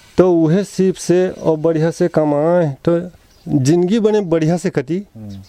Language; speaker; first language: Hindi; non-native, local second language; Dangaura Tharu